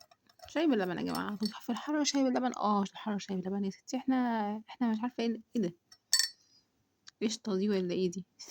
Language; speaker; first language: Arabic; native; Arabic